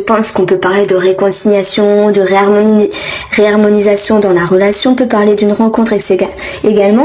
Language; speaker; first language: French; native; French